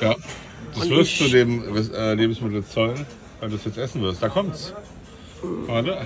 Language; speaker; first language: German; native; German